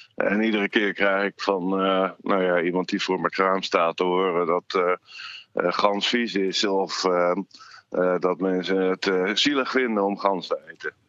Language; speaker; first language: Dutch; native; Dutch